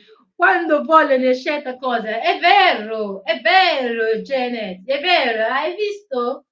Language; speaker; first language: Italian; non-native, learner; Igbo